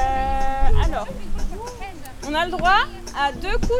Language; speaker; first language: French; native; French